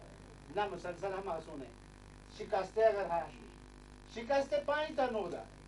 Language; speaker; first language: Persian; non-native, fluent; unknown